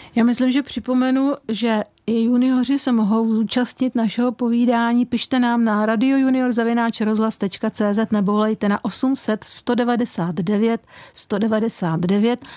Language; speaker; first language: Czech; native; Czech